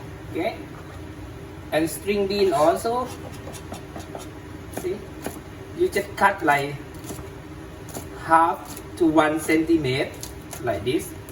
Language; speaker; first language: English; non-native, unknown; Thai